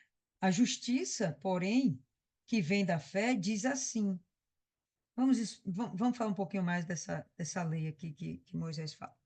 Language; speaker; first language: Portuguese; native; Portuguese